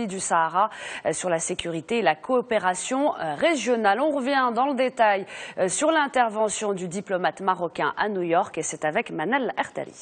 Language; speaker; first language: French; non-native, local second language; Arabic